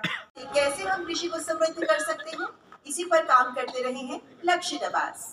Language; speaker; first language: Hindi; native; Hindi